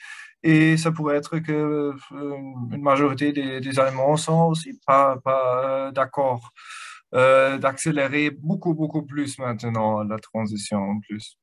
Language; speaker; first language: French; non-native, fluent; German